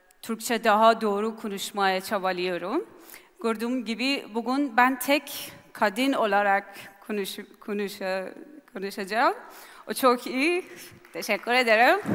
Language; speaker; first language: Turkish; non-native, learner; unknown